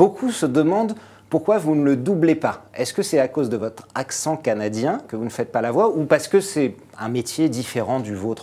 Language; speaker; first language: French; native; French